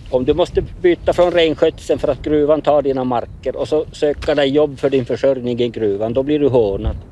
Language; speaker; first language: Swedish; native; Swedish